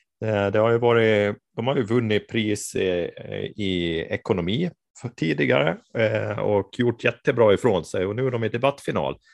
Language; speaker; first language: Swedish; native; Swedish